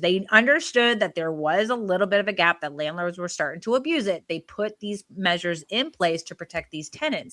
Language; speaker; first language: English; native; English